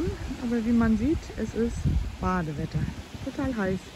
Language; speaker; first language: German; native; German